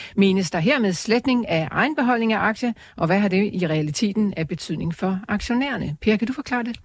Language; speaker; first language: Danish; native; Danish